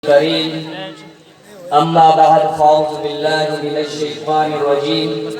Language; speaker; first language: Arabic; non-native, learner; Urdu